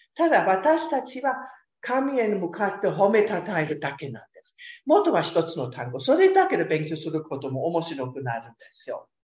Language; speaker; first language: Japanese; non-native, fluent; German